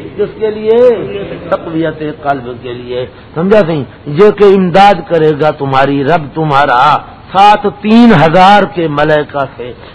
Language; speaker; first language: Urdu; non-native, local second language; Punjabi